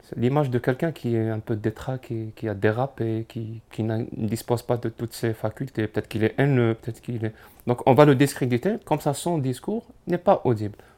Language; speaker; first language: French; non-native, local second language; Arabic